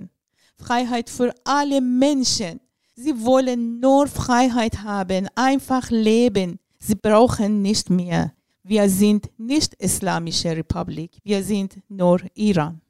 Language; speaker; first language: German; non-native, learner; Persian